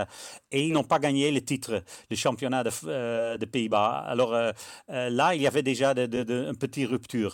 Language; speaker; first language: French; non-native, fluent; Dutch